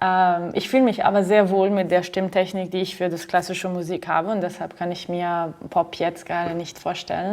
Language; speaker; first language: German; non-native, fluent; Arabic